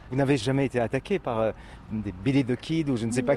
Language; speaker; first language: French; native; French